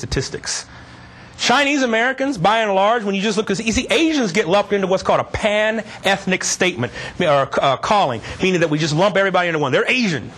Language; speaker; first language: English; native; English